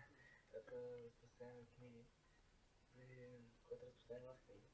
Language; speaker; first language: Bulgarian; non-native, learner; Russian